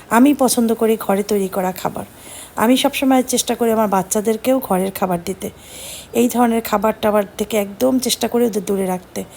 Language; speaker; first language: Bangla; native; Bangla